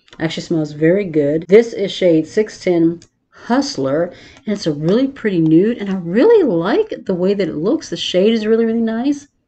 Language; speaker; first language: English; native; English